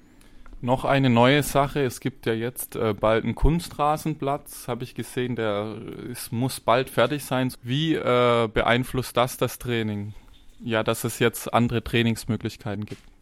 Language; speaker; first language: German; native; German